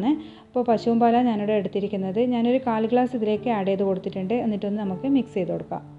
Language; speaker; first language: Malayalam; native; Malayalam